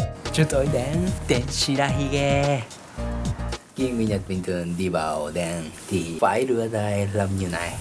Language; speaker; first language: Vietnamese; non-native, learner; Japanese